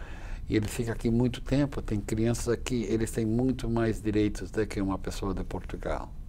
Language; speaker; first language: Portuguese; non-native, fluent; English